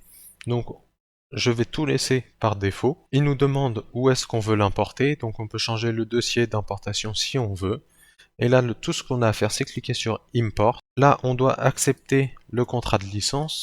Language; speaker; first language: French; native; French